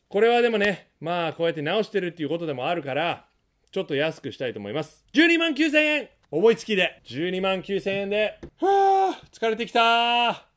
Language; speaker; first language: Japanese; non-native, fluent; English